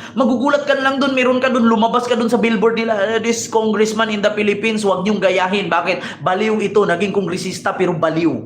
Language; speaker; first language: Filipino; native; Filipino